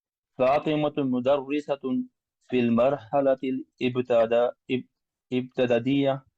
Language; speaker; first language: Arabic; non-native, learner; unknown